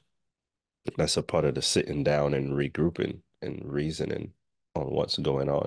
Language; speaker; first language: English; native; English